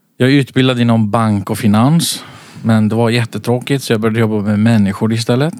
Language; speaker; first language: Swedish; early bilingual, other home language; Central Kurdish